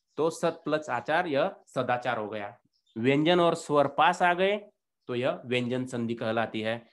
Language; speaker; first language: Hindi; non-native, local second language; Marathi